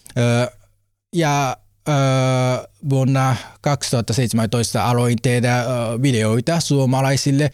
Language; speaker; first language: Finnish; non-native, learner; Japanese